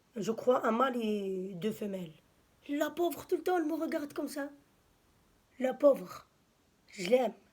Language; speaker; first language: French; non-native, local second language; Arabic